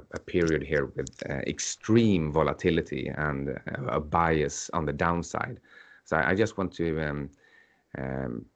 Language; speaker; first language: English; non-native, fluent; Swedish